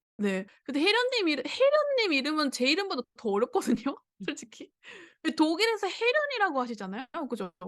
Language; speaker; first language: Korean; native; Korean